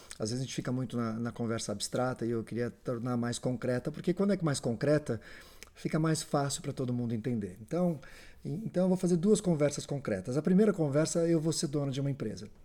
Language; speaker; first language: Portuguese; native; Portuguese